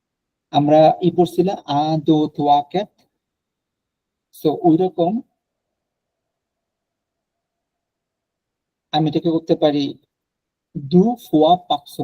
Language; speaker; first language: French; non-native, fluent; Bangla